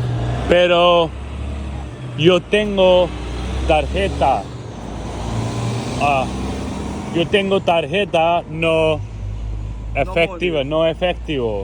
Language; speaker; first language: Spanish; non-native, learner; Hindi